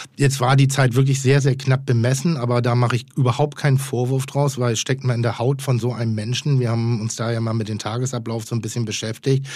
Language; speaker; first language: German; non-native, fluent; Turkish